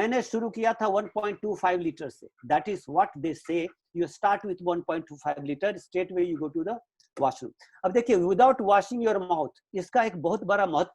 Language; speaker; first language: Hindi; native; Hindi